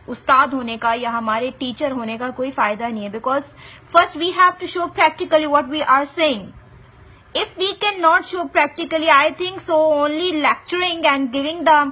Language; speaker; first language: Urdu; non-native, local second language; Punjabi